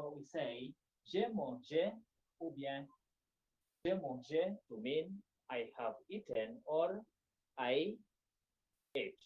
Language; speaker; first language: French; non-native, fluent; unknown